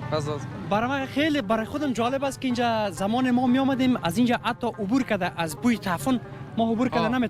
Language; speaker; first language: Persian; native; Persian